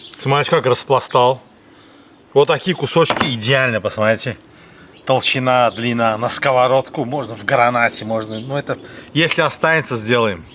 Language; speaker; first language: Russian; native; Russian